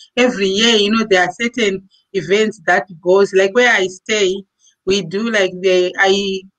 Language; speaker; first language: English; non-native, local second language; Shona